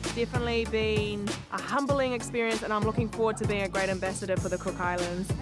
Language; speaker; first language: English; native; English